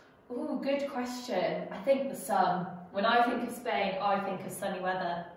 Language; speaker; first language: English; native; English